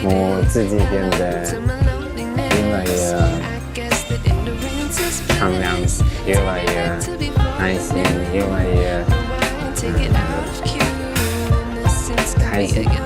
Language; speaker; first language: Chinese; non-native, fluent; English